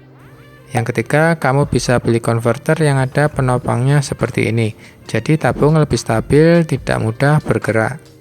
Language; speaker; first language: Indonesian; native; Indonesian